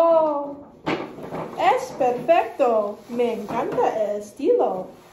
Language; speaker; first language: Spanish; non-native, learner; English